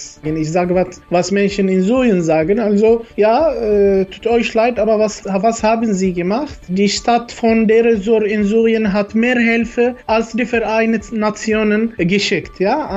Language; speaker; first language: German; non-native, learner; Arabic